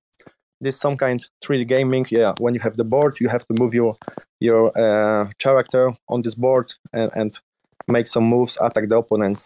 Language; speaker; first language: English; non-native, learner; Polish